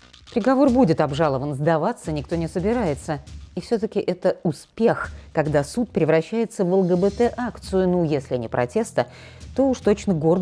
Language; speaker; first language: Russian; native; Russian